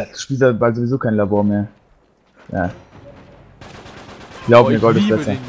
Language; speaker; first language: German; native; German